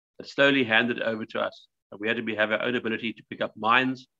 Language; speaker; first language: English; native; English